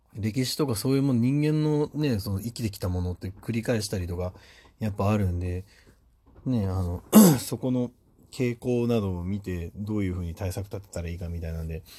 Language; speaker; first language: Japanese; native; Japanese